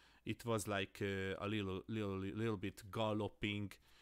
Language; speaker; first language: English; non-native, fluent; Hungarian